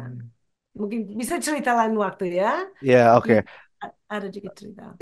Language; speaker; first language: Indonesian; non-native, fluent; English